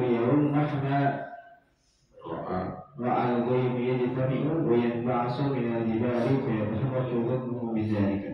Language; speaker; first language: Arabic; non-native, learner; Indonesian